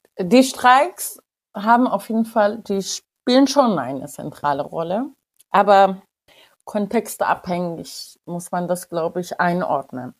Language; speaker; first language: German; non-native, fluent; Persian